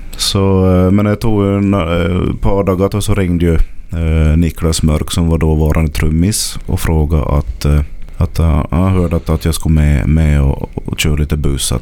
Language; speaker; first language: Swedish; native; Swedish